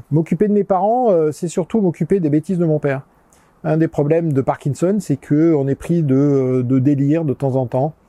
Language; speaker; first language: French; native; French